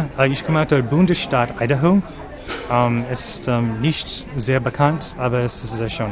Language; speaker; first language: German; non-native, learner; English